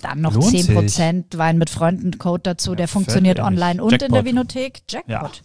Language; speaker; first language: German; native; German